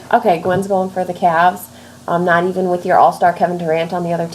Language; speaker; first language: English; native; English